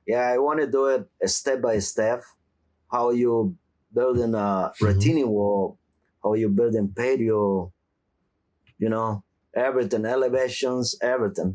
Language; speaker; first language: English; non-native, learner; Spanish